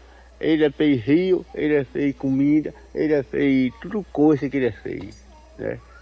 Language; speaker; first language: Portuguese; non-native, local second language; Kayapó